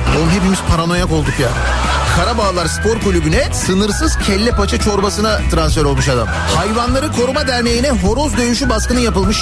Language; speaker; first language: Turkish; native; Turkish